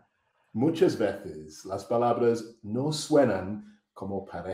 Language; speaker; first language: Spanish; non-native, fluent; English